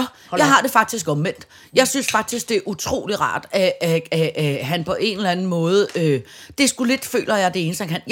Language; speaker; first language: Danish; native; Danish